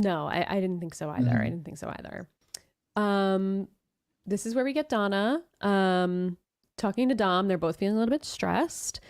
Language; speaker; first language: English; native; English